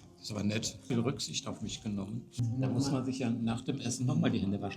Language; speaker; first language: German; native; German